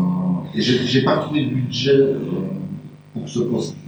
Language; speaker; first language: French; native; French